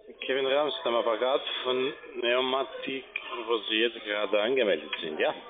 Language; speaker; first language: German; non-native, fluent; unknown